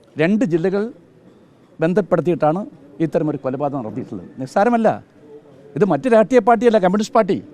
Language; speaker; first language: Malayalam; native; Malayalam